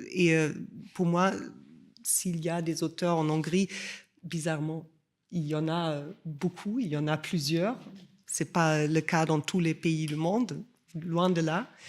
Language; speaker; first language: French; non-native, fluent; German